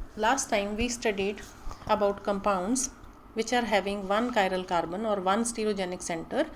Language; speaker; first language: English; non-native, local second language; Punjabi